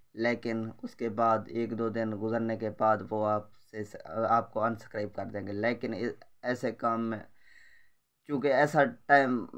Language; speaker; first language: Urdu; non-native, local second language; Saraiki